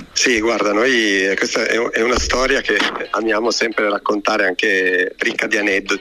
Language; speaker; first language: Italian; native; Italian